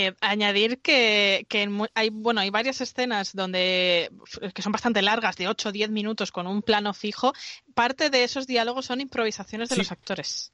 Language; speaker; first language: Spanish; native; Spanish